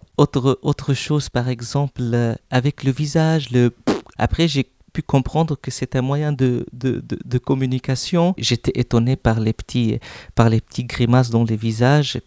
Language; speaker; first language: French; non-native, local second language; Arabic